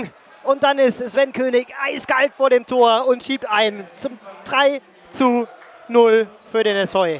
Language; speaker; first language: German; native; German